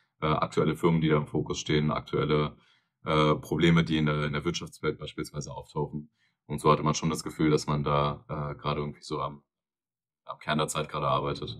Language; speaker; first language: German; native; German